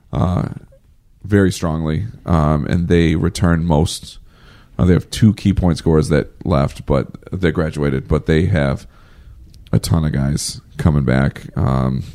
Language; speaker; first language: English; native; English